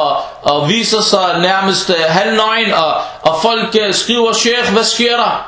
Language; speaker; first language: Danish; early bilingual, other home language; Arabic